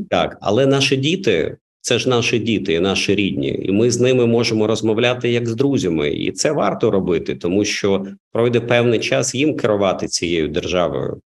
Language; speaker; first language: Ukrainian; non-native, local second language; Russian